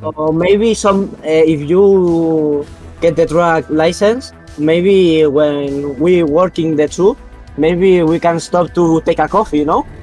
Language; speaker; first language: English; non-native, learner; Spanish